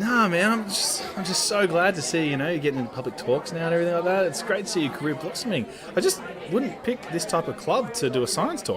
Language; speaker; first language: English; native; English